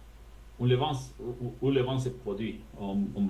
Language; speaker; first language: French; non-native, fluent; Spanish